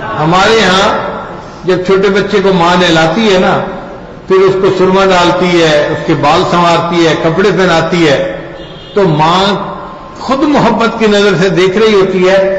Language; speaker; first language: Urdu; non-native, local second language; Punjabi